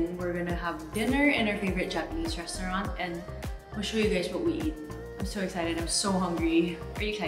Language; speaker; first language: English; non-native, local second language; Filipino